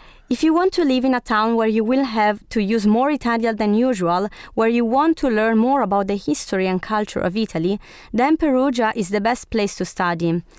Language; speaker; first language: English; non-native, fluent; Italian